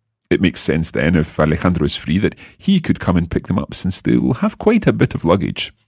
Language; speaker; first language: English; native; English